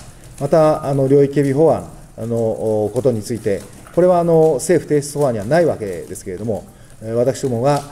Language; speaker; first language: Japanese; native; Japanese